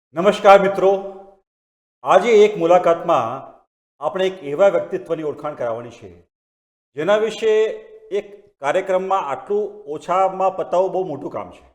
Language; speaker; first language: Gujarati; native; Gujarati